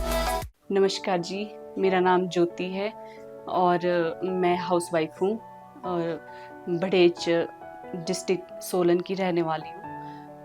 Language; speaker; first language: Hindi; native; Hindi